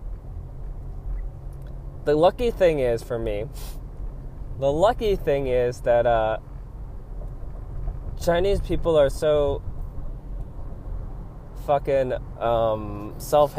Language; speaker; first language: English; native; English